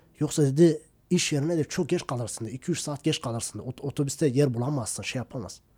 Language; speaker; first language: Turkish; non-native, local second language; Kurdish